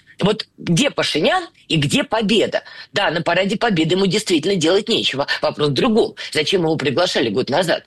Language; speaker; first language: Russian; native; Russian